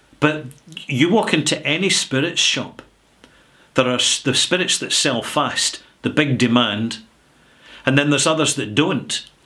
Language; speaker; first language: English; native; English